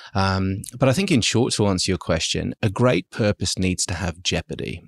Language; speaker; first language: English; early bilingual, other home language; German